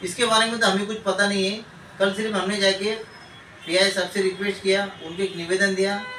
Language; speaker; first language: Hindi; non-native, local second language; Marathi